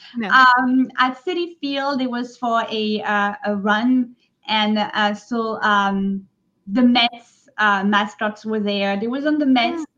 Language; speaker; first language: English; non-native, fluent; French